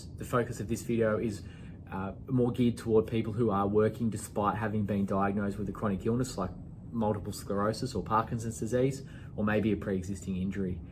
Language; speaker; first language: English; native; English